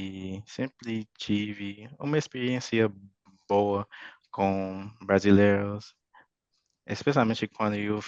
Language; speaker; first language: Portuguese; non-native, fluent; English